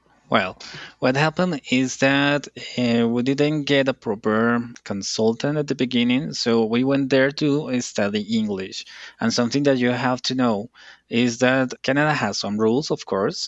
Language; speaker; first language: English; non-native, fluent; Spanish